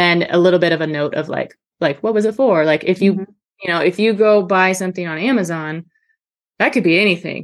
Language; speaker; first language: English; native; English